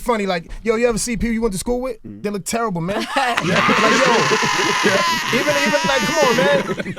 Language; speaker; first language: English; native; English